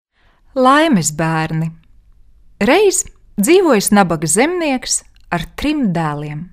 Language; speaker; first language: Latvian; native; Latvian